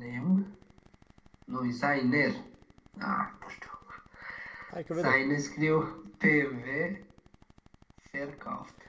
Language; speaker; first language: German; non-native, learner; Romanian